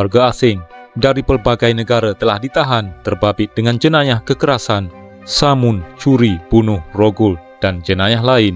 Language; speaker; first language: Malay; native; Malay